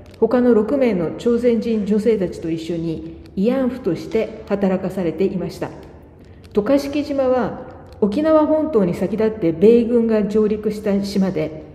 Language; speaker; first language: Japanese; native; Japanese